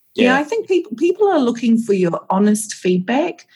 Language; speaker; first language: English; native; English